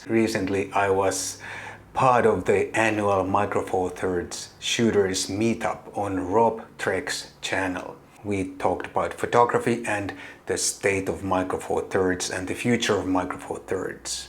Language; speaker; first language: English; non-native, fluent; Finnish